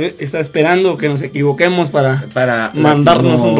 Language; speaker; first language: Spanish; native; Spanish